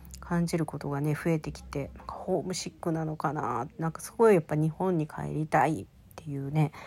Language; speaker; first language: Japanese; native; Japanese